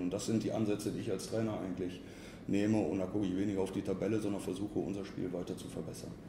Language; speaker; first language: German; native; German